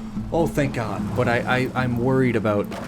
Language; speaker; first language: English; native; English